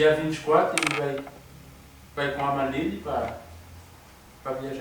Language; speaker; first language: Portuguese; non-native, fluent; Haitian Creole